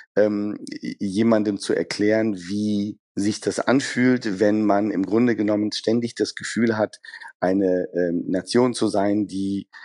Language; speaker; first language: German; early bilingual, other home language; Persian